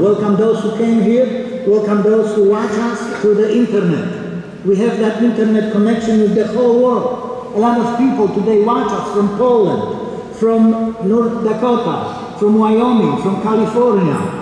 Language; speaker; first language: English; non-native, fluent; Polish